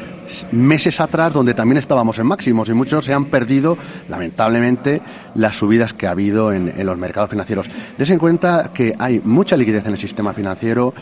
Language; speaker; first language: Spanish; native; Spanish